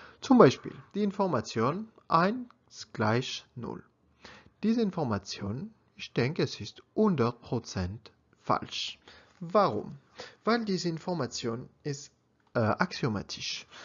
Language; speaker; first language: German; non-native, learner; French